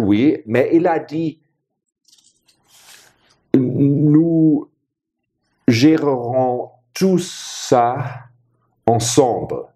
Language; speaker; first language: French; non-native, fluent; German